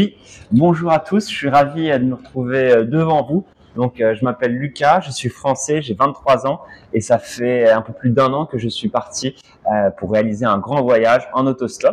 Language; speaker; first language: French; native; French